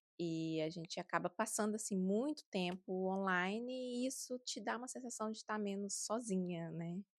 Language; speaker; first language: Portuguese; native; Portuguese